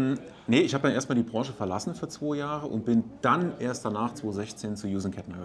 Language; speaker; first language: German; native; German